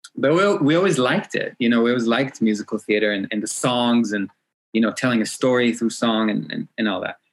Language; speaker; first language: English; early bilingual, other home language; Hebrew